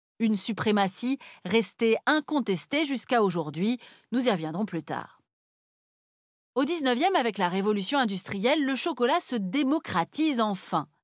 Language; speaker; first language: French; native; French